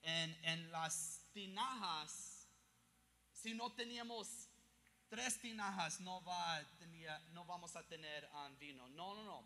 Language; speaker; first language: Spanish; early bilingual, heritage; English